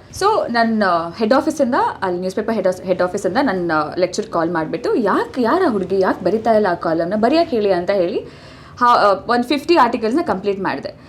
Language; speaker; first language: Kannada; native; Kannada